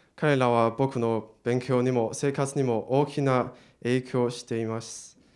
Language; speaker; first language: Japanese; non-native, learner; Chinese